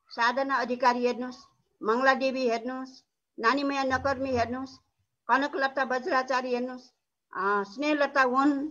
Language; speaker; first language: Nepali; non-native, local second language; Newari